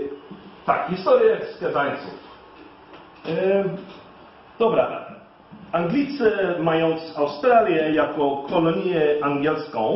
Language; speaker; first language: Polish; non-native, learner; English